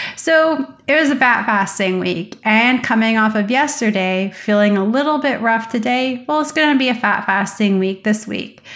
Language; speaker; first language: English; native; English